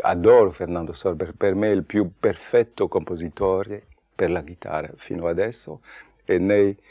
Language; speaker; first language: Italian; non-native, fluent; French